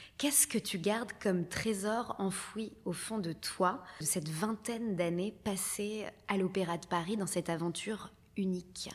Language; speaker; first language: French; native; French